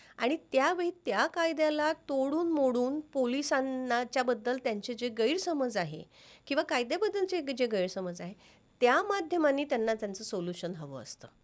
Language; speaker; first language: Marathi; native; Marathi